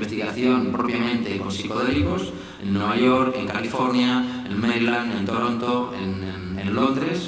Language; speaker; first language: Spanish; native; Spanish